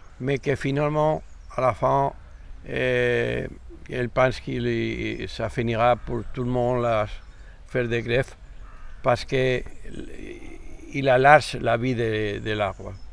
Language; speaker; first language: French; non-native, fluent; Spanish